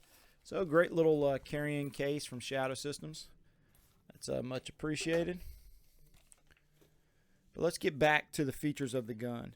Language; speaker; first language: English; native; English